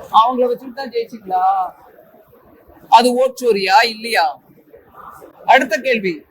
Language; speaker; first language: Tamil; native; Tamil